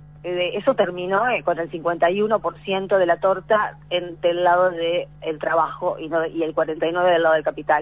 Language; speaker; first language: Spanish; native; Spanish